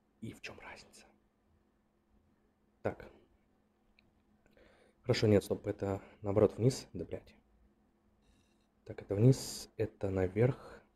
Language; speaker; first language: Russian; native; Russian